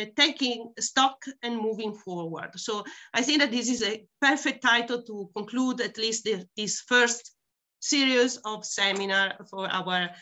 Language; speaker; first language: English; non-native, fluent; Italian